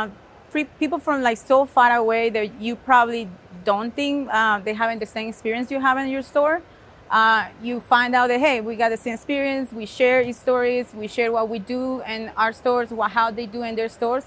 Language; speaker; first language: English; non-native, fluent; Spanish